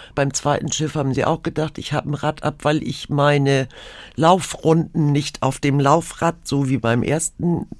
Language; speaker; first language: German; native; German